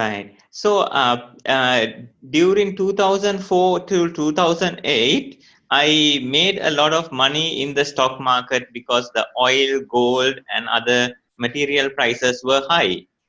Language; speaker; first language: English; non-native, local second language; Sinhala